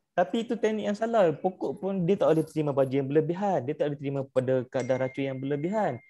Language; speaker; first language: Malay; native; Malay